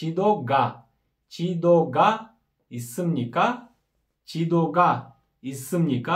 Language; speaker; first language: Korean; non-native, fluent; Kyrgyz